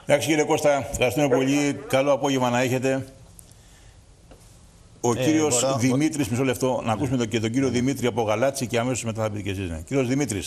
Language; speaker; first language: Greek; native; Greek